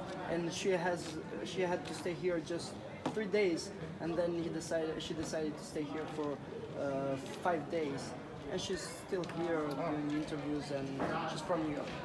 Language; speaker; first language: English; non-native, fluent; Italian